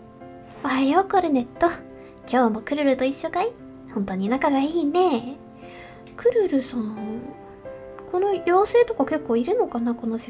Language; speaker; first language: Japanese; native; Japanese